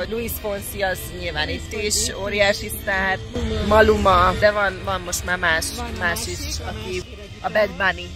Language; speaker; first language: Hungarian; native; Hungarian